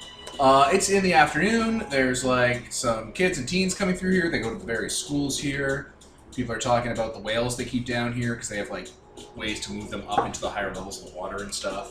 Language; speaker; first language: English; native; English